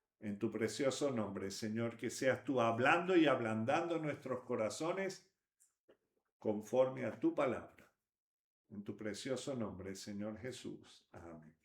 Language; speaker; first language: Spanish; native; Spanish